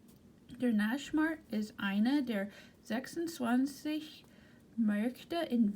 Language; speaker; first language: German; non-native, fluent; English